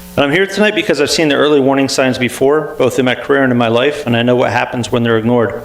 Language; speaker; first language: English; native; English